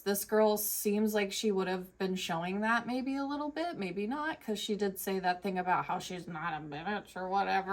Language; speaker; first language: English; native; English